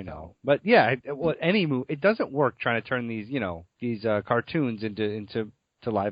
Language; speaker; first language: English; native; English